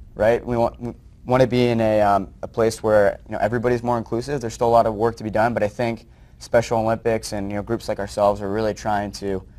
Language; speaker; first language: English; native; English